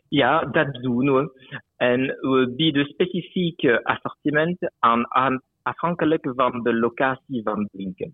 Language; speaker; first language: Dutch; non-native, local second language; French